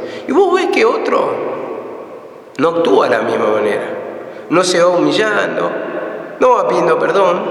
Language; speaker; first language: Spanish; native; Spanish